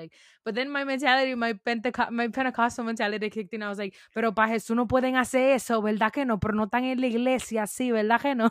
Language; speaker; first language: Spanish; early bilingual, heritage; Spanish